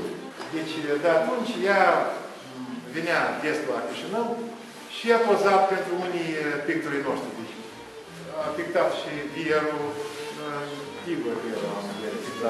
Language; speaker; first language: Romanian; non-native, local second language; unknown